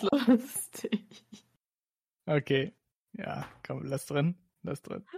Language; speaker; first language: German; early bilingual, other home language; Slovak